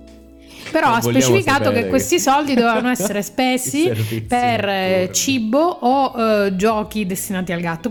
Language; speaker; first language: Italian; native; Italian